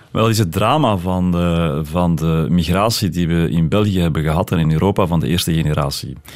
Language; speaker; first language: Dutch; early bilingual, other home language; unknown